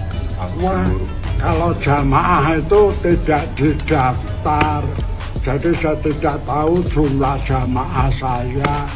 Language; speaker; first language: Indonesian; non-native, local second language; Javanese